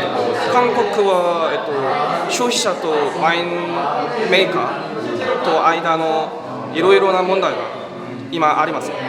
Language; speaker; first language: Japanese; non-native, fluent; Korean